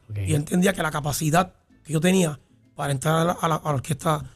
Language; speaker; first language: Spanish; native; Spanish